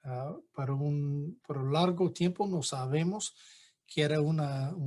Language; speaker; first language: Spanish; non-native, fluent; English